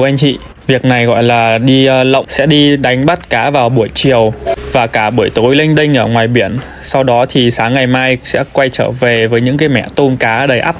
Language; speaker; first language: Vietnamese; native; Vietnamese